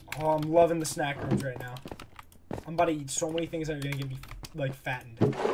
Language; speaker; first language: English; native; English